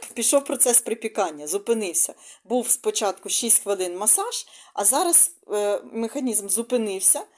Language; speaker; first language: Ukrainian; non-native, local second language; Russian